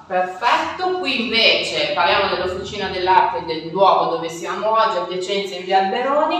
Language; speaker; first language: Italian; native; Italian